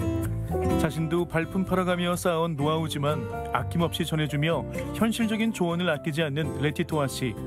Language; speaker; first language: Korean; native; Korean